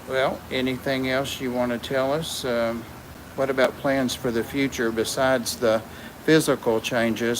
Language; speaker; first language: English; native; English